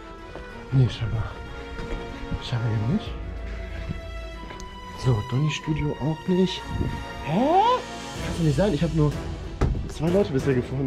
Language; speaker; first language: German; native; German